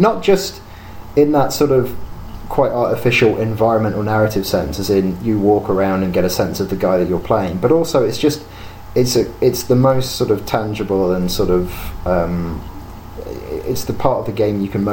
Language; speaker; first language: English; native; English